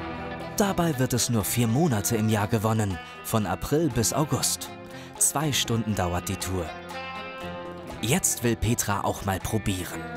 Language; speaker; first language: German; native; German